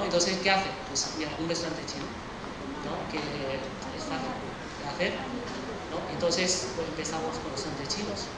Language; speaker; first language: Spanish; early bilingual, other home language; Chinese